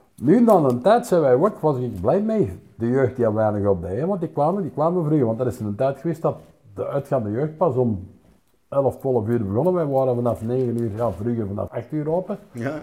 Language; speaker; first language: Dutch; native; Dutch